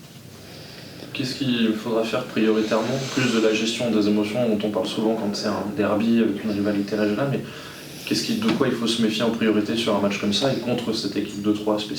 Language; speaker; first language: French; native; French